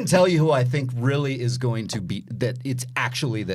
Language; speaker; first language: English; native; English